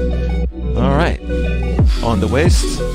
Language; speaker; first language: English; native; English